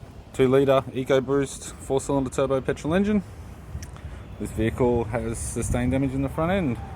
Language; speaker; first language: English; native; English